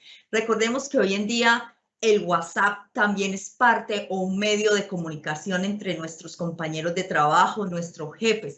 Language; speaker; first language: Spanish; native; Spanish